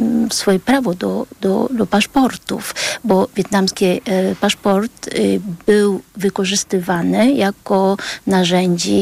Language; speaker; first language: Polish; early bilingual, other home language; Vietnamese